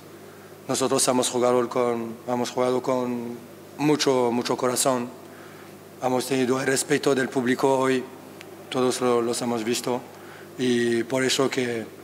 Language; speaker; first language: Spanish; non-native, learner; French